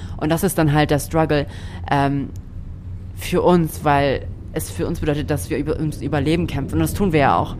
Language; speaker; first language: German; native; German